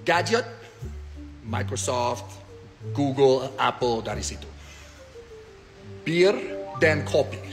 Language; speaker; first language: Indonesian; non-native, learner; English